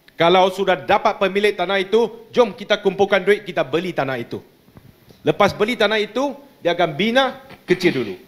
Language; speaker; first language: Malay; non-native, local second language; Chinese